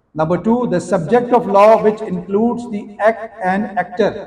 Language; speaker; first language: English; non-native, local second language; Urdu